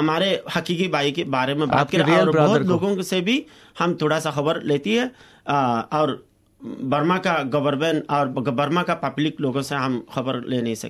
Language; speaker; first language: Hindi; non-native, fluent; Rohingya